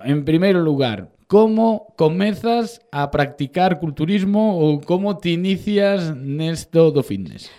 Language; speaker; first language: Galician; native; Galician